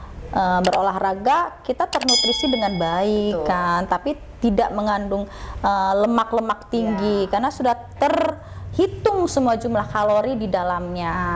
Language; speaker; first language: Indonesian; native; Indonesian